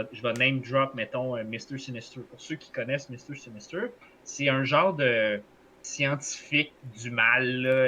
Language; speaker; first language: French; native; French